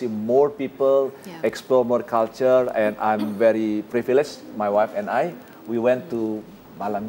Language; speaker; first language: English; non-native, fluent; Indonesian